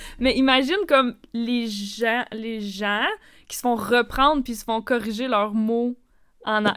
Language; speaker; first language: French; native; French